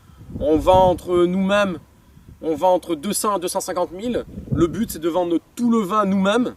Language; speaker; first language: French; native; French